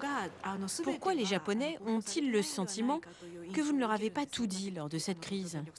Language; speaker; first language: French; native; French